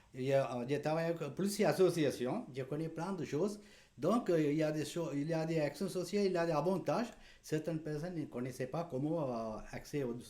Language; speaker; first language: French; non-native, learner; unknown